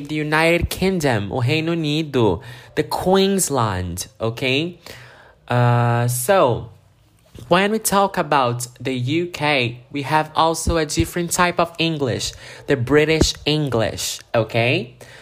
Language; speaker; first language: English; non-native, fluent; Portuguese